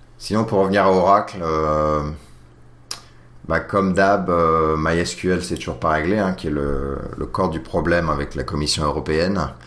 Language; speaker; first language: French; native; French